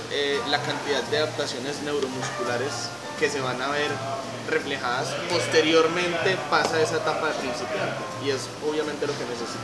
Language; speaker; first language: Spanish; native; Spanish